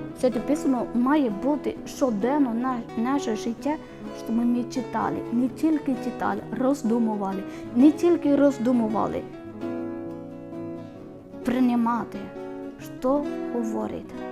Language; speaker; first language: Ukrainian; non-native, learner; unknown